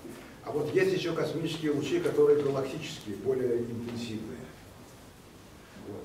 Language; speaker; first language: Russian; native; Russian